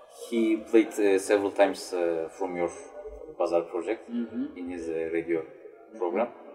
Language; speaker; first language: English; non-native, fluent; Turkish